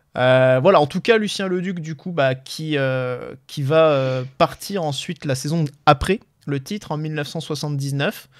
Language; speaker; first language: French; native; French